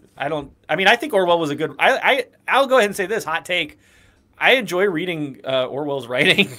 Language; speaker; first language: English; native; English